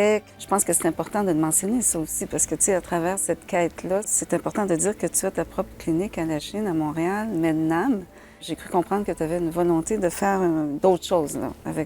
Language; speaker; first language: French; native; French